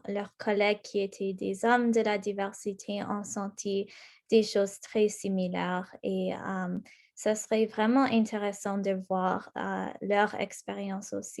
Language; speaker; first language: French; non-native, local second language; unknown